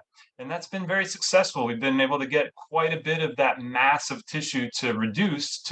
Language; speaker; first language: English; native; English